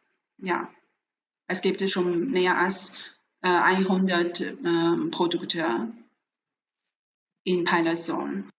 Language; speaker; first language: German; non-native, fluent; Chinese